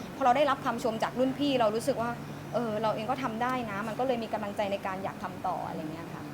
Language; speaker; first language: Thai; native; Thai